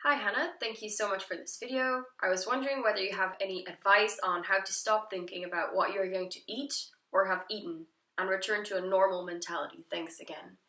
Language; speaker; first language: English; non-native, fluent; Dutch